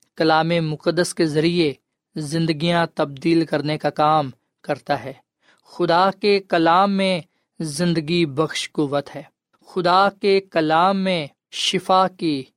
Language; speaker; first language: Urdu; non-native, local second language; Punjabi